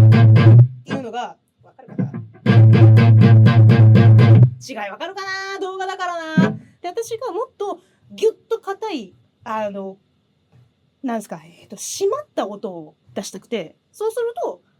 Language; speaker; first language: Japanese; native; Japanese